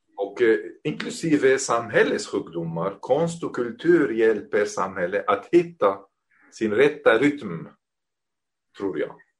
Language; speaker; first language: Swedish; non-native, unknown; Arabic